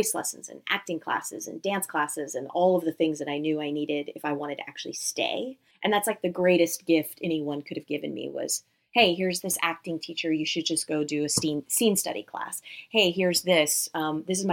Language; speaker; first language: English; native; English